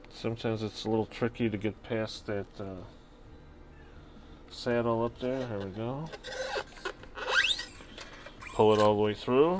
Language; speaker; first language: English; native; English